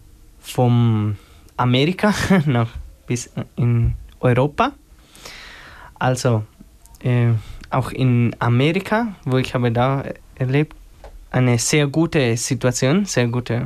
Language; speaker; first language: German; non-native, learner; Albanian